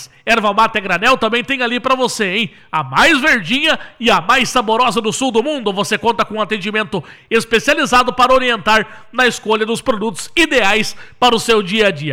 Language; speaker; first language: Portuguese; native; Portuguese